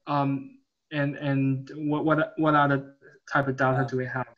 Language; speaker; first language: English; non-native, fluent; Chinese